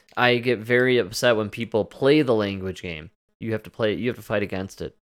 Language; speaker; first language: English; native; English